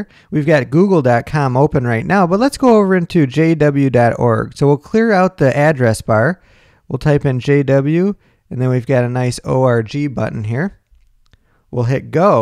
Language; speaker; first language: English; native; English